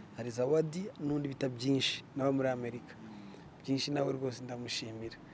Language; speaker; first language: Kinyarwanda; early bilingual, other home language; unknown